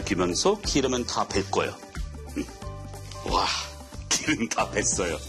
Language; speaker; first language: Korean; non-native, fluent; English